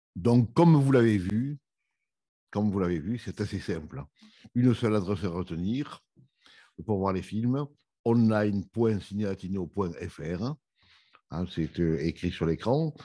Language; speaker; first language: French; native; French